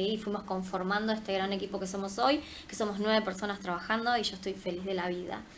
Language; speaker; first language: Spanish; native; Spanish